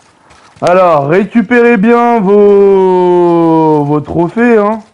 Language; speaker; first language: French; native; French